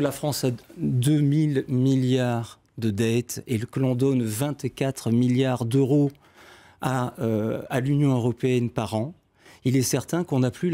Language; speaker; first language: French; native; French